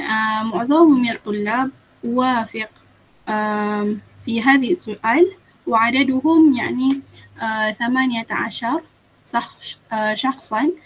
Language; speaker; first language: Arabic; non-native, learner; Malay